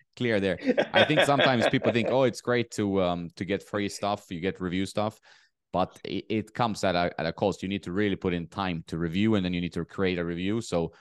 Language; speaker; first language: English; non-native, fluent; Swedish